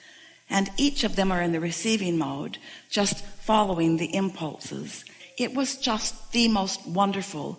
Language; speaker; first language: English; native; English